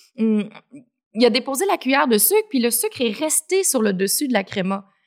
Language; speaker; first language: French; native; French